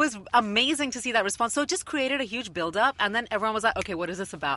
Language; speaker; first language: English; native; English